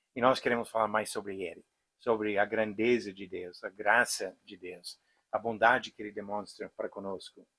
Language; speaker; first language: Portuguese; non-native, fluent; English